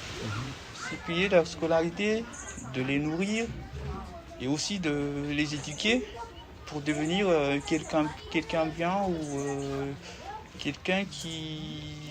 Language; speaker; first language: French; non-native, local second language; Malagasy